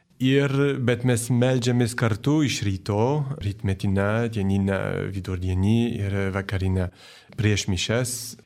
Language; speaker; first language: Lithuanian; non-native, fluent; French